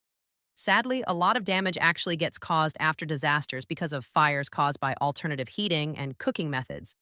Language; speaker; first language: English; native; English